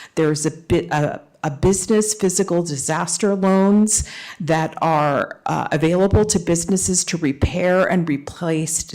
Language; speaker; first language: English; native; English